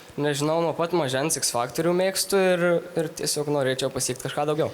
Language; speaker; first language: Lithuanian; native; Lithuanian